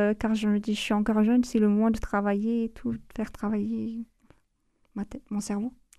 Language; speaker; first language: French; non-native, fluent; Amharic